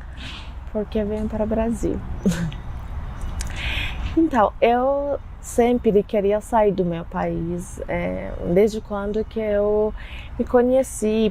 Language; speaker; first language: Portuguese; non-native, fluent; Persian